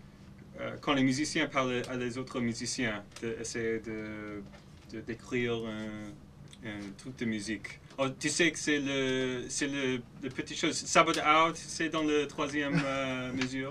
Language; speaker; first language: French; non-native, local second language; English